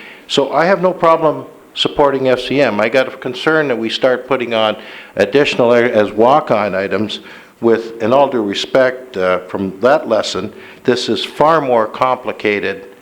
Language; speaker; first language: English; native; English